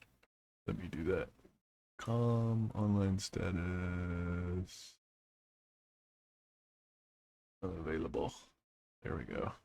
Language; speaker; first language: English; native; English